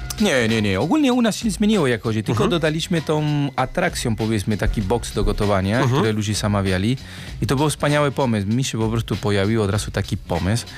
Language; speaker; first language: Polish; non-native, learner; Spanish